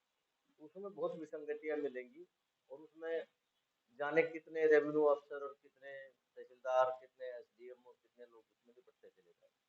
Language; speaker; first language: Hindi; native; Hindi